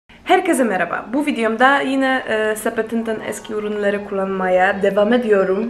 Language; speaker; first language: Turkish; non-native, fluent; Polish